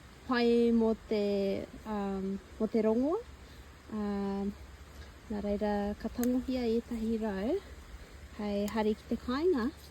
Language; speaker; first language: Māori; non-native, local second language; English